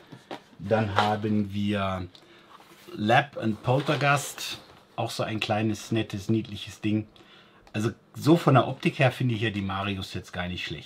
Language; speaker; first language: German; native; German